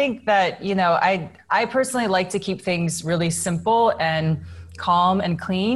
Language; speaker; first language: English; native; English